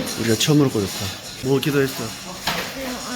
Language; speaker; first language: Korean; native; Korean